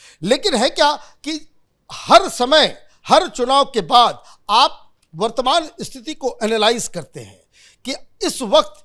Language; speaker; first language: Hindi; native; Hindi